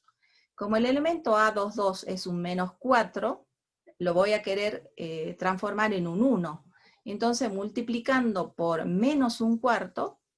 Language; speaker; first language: Spanish; native; Spanish